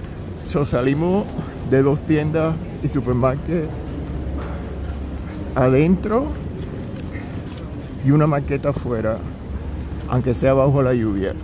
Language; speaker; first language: Spanish; early bilingual, heritage; Spanish